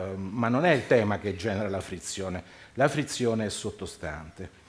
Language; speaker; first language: Italian; native; Italian